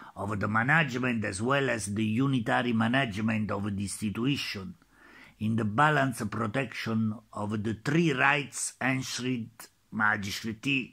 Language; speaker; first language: English; non-native, learner; Italian